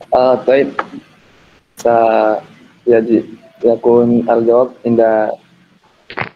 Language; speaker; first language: Arabic; non-native, learner; Indonesian